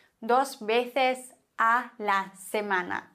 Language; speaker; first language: Spanish; non-native, fluent; German